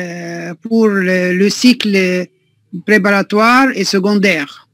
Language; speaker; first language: French; non-native, learner; Arabic